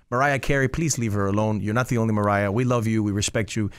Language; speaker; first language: English; early bilingual, other home language; Spanish